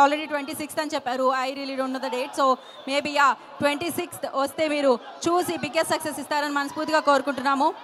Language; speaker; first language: Telugu; native; Telugu